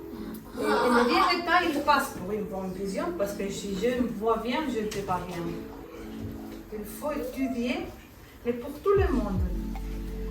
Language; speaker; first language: French; non-native, fluent; Spanish